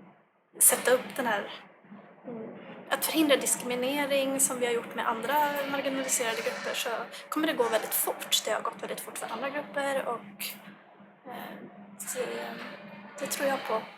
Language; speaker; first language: Swedish; native; Swedish